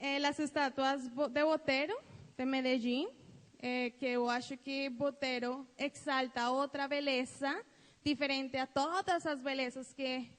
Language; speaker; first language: Portuguese; non-native, fluent; Spanish